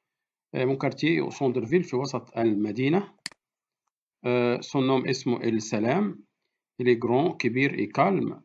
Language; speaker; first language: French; non-native, fluent; Arabic